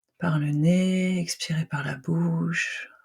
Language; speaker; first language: French; native; French